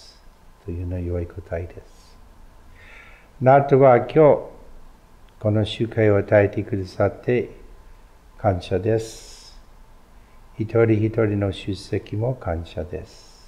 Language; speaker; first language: Japanese; non-native, fluent; English